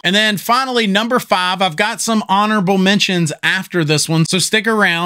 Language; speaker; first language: English; native; English